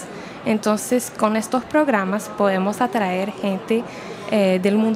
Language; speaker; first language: Spanish; non-native, fluent; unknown